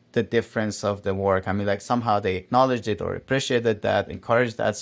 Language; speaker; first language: English; non-native, fluent; Persian